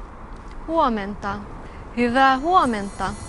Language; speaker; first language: Finnish; non-native, fluent; Albanian